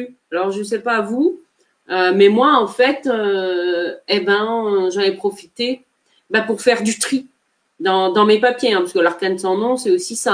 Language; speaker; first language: French; native; French